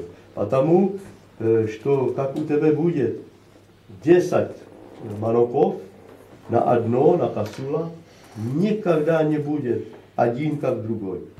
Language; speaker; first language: Russian; non-native, learner; Slovak